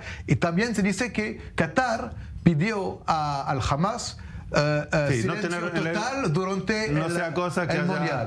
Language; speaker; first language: Spanish; non-native, fluent; French